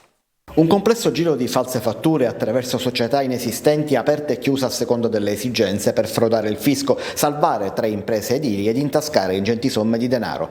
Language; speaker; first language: Italian; native; Italian